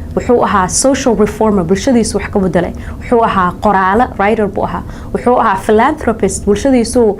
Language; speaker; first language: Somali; early bilingual, heritage; Somali